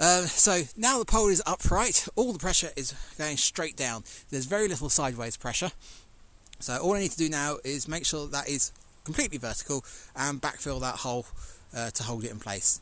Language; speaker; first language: English; native; English